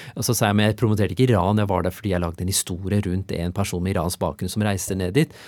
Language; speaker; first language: Norwegian; early bilingual, other home language; Urdu